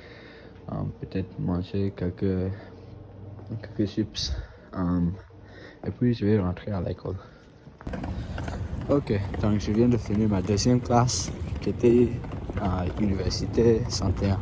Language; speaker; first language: French; non-native, fluent; English